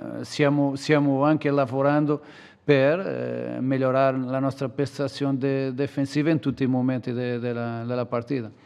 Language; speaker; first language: Italian; non-native, learner; Portuguese